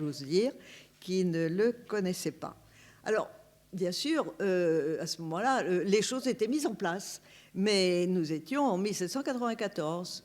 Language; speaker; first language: French; native; French